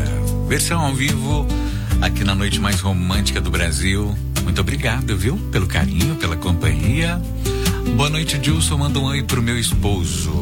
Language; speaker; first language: Portuguese; native; Portuguese